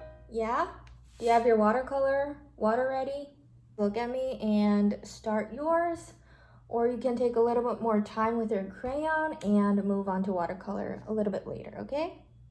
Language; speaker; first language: English; early bilingual, other home language; Korean